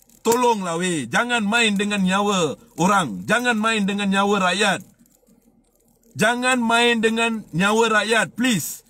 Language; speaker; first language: Malay; non-native, local second language; Tamil